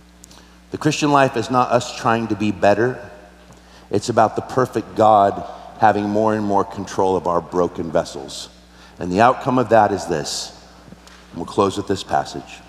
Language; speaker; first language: English; native; English